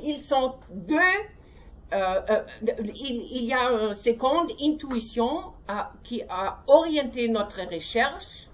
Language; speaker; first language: French; non-native, learner; German